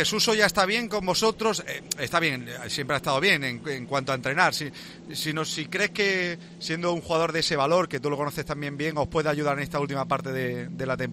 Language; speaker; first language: Spanish; native; Spanish